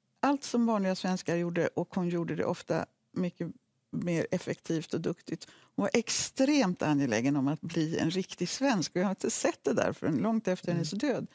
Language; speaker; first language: Swedish; native; Swedish